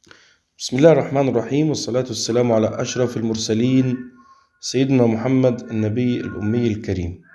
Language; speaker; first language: Arabic; native; Arabic